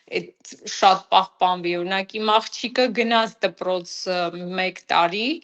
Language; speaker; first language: Armenian; native; Armenian